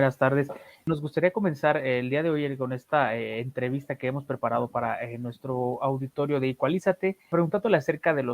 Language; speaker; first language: Spanish; native; Spanish